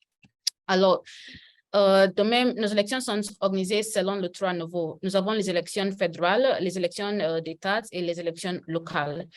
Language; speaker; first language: French; non-native, learner; Yoruba